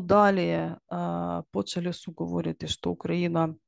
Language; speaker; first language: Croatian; non-native, learner; Ukrainian